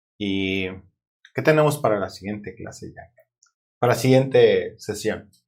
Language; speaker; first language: Spanish; native; Spanish